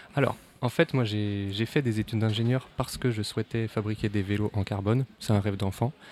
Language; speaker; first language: French; native; French